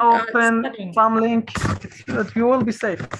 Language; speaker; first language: English; non-native, learner; Kurdish